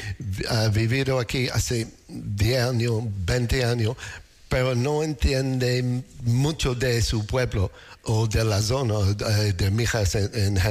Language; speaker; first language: Spanish; non-native, learner; English